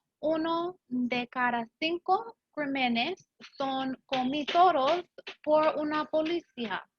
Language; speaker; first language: Spanish; non-native, learner; English